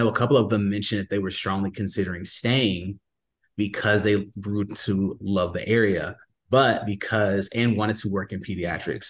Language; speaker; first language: English; native; English